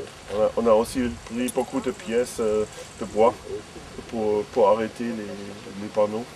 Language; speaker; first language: French; non-native, fluent; German